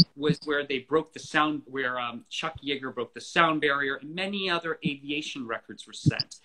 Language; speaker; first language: English; native; English